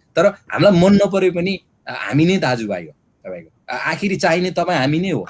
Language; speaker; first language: Nepali; native; Nepali